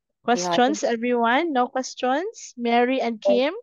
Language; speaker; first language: English; non-native, fluent; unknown